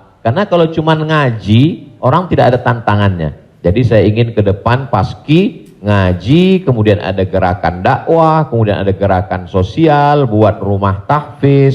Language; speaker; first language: Malay; native; Malay